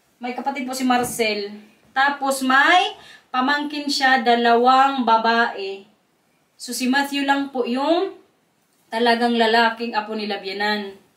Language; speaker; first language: Filipino; non-native, local second language; Waray